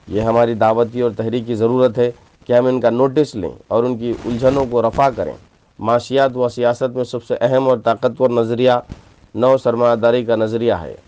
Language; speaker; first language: Urdu; native; Urdu